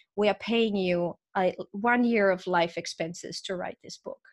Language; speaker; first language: English; non-native, fluent; Croatian